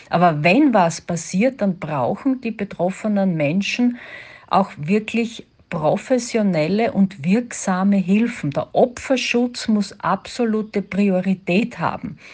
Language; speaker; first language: German; native; German